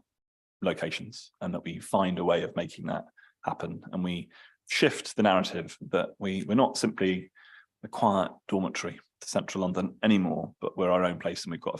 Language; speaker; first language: English; native; English